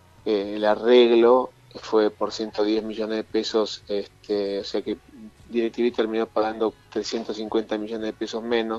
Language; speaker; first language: Spanish; native; Spanish